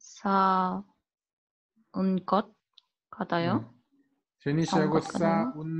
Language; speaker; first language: Korean; non-native, learner; Spanish